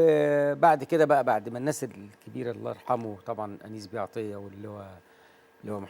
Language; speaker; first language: Arabic; native; Arabic